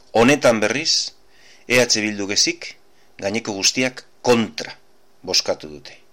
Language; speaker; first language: Basque; native; Basque